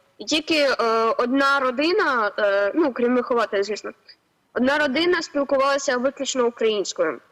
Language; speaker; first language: Ukrainian; native; Ukrainian